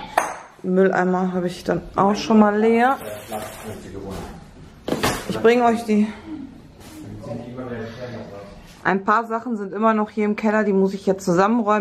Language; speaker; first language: German; native; German